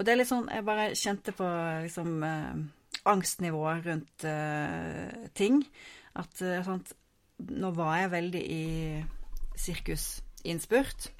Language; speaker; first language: Norwegian; native; Norwegian